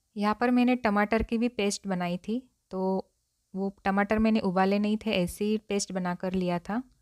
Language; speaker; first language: Hindi; non-native, local second language; Marathi